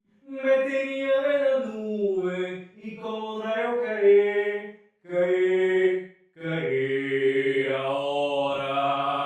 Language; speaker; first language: Spanish; non-native, fluent; English